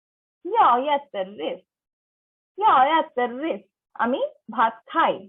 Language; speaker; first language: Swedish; non-native, learner; Bangla